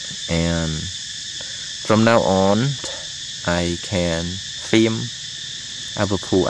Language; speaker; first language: English; non-native, learner; Khmer